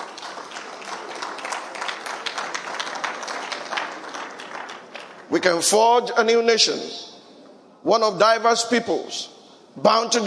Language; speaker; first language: English; non-native, local second language; Yoruba